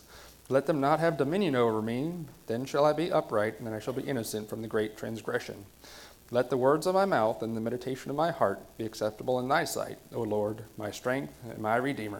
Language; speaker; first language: English; native; English